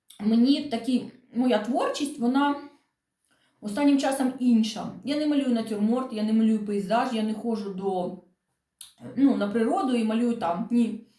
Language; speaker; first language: Ukrainian; non-native, local second language; Russian